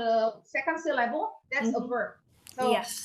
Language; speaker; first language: English; non-native, fluent; Indonesian